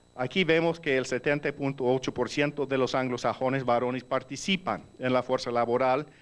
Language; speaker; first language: Spanish; early bilingual, heritage; Spanish